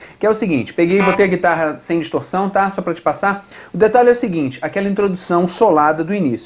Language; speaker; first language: Portuguese; native; Portuguese